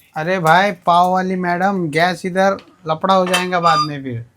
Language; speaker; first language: Hindi; non-native, local second language; Marathi